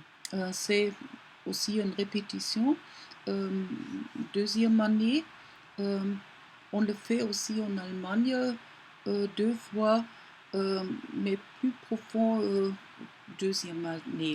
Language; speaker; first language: French; non-native, fluent; German